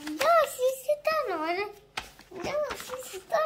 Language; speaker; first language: Russian; early bilingual, other home language; Tajik